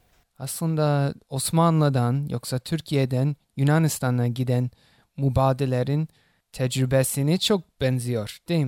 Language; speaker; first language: Turkish; non-native, fluent; English